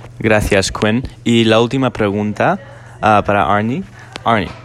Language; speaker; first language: Spanish; non-native, learner; English